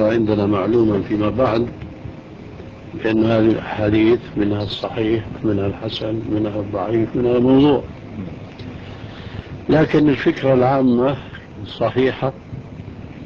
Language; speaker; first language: Arabic; early bilingual, other home language; Albanian